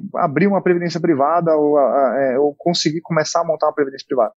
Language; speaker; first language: Portuguese; native; Portuguese